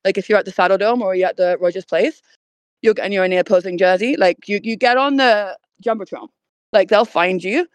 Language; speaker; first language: English; native; English